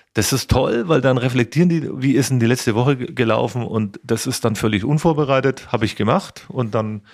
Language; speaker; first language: German; native; German